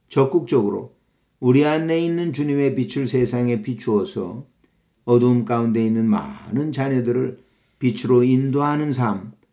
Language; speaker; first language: Korean; native; Korean